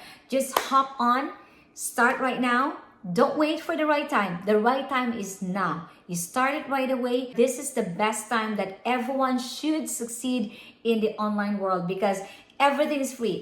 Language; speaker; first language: English; non-native, local second language; Filipino